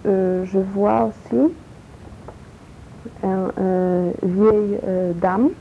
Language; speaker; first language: French; non-native, learner; Polish